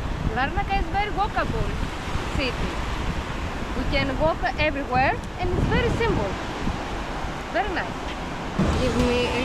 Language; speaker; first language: English; non-native, learner; Greek